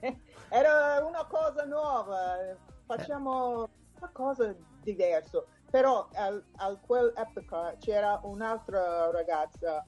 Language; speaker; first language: Italian; non-native, fluent; English